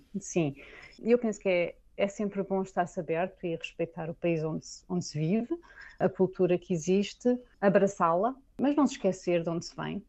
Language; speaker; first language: Portuguese; native; Portuguese